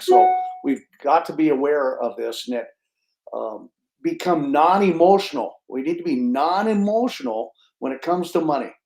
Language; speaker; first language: English; native; English